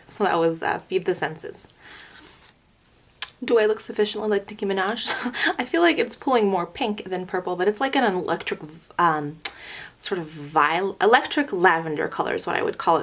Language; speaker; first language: English; native; English